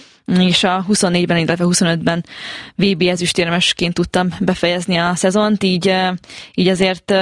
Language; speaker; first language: Hungarian; native; Hungarian